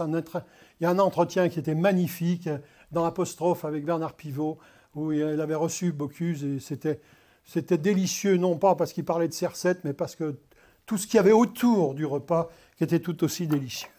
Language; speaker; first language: French; native; French